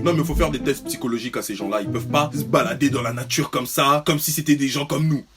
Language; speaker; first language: French; native; French